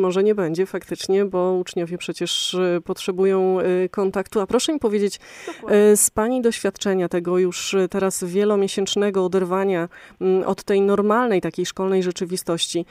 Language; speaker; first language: Polish; native; Polish